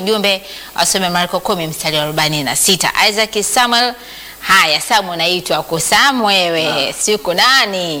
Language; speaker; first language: Swahili; native; Swahili